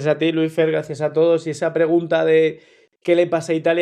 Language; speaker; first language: Spanish; native; Spanish